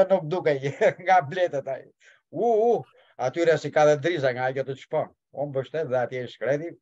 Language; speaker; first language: Albanian; native; Albanian